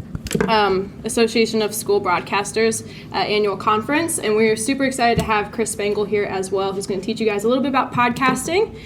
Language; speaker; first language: English; native; English